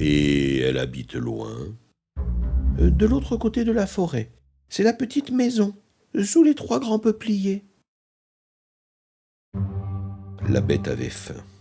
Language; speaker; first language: French; native; French